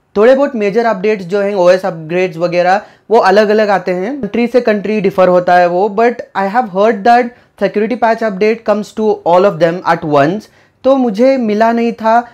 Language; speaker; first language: Hindi; native; Hindi